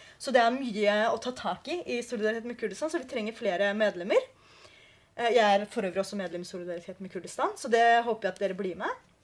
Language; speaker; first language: Norwegian; early bilingual, other home language; Kurdish